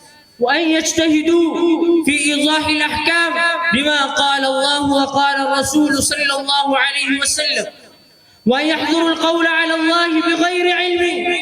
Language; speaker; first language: Arabic; non-native, learner; Urdu